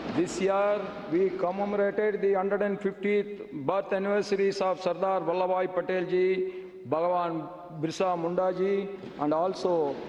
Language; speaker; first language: English; non-native, local second language; Tamil